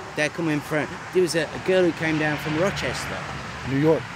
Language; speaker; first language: English; native; English